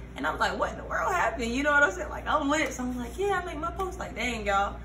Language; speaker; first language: English; native; English